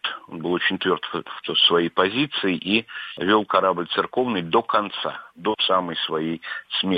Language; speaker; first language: Russian; native; Russian